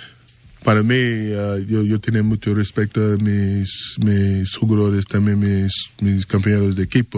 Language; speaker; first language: Spanish; non-native, learner; English